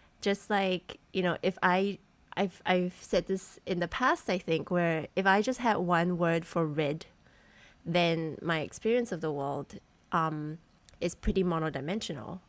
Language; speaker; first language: English; native; English